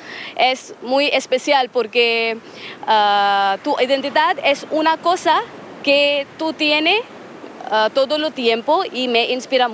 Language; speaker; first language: Spanish; non-native, learner; Malayalam